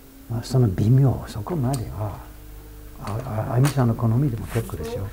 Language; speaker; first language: Japanese; non-native, fluent; English